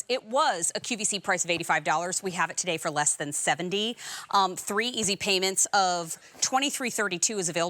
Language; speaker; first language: English; native; English